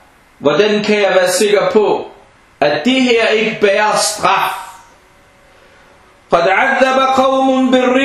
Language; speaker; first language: Danish; non-native, fluent; Arabic